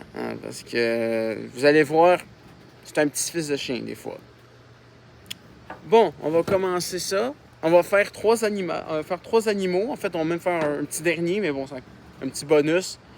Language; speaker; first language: French; native; French